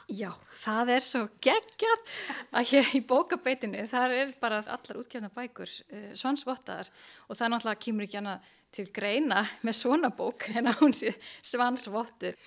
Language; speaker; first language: Icelandic; native; Icelandic